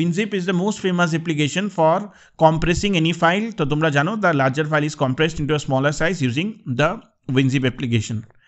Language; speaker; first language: English; non-native, local second language; Bangla